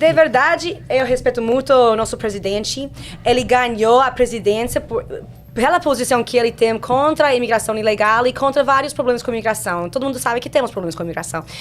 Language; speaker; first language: Portuguese; non-native, fluent; English